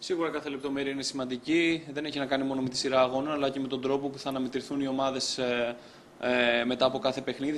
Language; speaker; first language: Greek; native; Greek